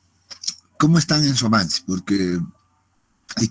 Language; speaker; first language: Spanish; native; Spanish